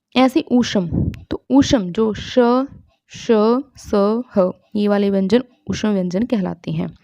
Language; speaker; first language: Hindi; non-native, local second language; Punjabi